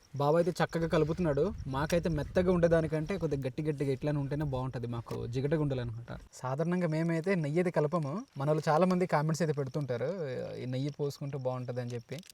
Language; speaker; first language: Telugu; native; Telugu